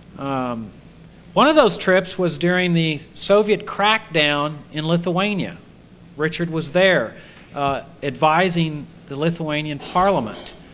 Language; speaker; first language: English; native; English